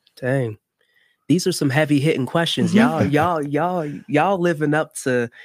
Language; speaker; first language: English; early bilingual, other home language; Haitian Creole